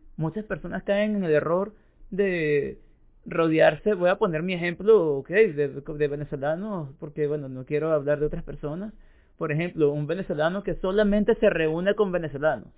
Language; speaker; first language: Spanish; native; Spanish